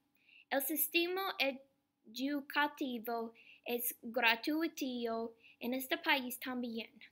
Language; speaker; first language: Spanish; non-native, learner; English